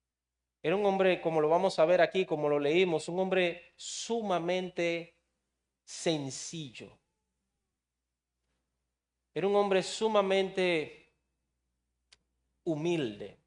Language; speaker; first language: Spanish; native; Spanish